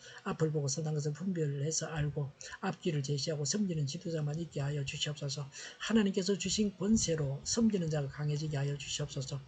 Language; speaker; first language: Korean; native; Korean